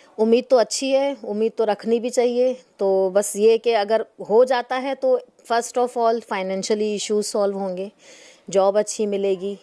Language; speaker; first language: Urdu; non-native, local second language; Sindhi